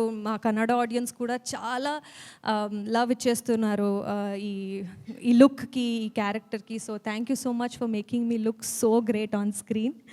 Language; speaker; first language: Telugu; non-native, learner; Kannada